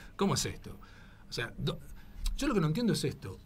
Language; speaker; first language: Spanish; native; Spanish